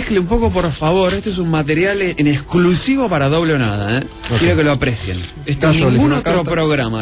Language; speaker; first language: Spanish; native; Spanish